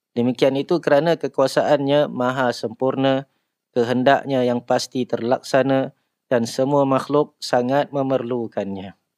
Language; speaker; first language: Malay; native; Malay